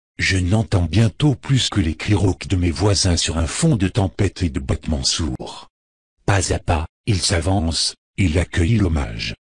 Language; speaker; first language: French; native; French